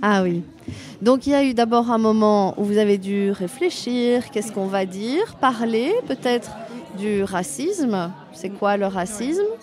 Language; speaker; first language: French; native; French